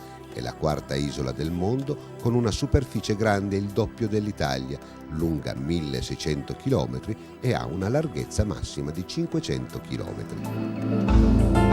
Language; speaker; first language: Italian; native; Italian